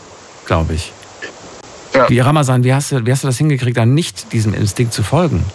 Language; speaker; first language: German; native; German